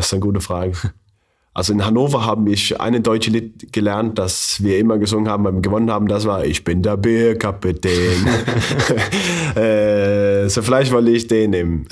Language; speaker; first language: German; non-native, learner; Faroese